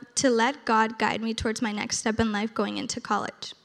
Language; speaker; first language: English; early bilingual, other home language; Spanish